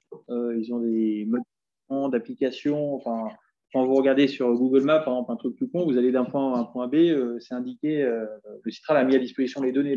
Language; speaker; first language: French; native; French